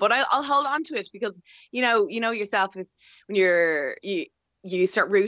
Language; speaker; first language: English; native; English